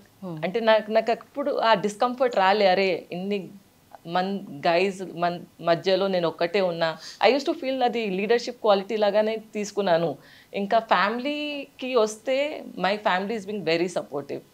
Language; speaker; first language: Telugu; non-native, local second language; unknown